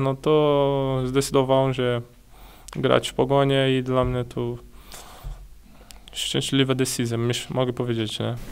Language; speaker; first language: Polish; non-native, learner; Portuguese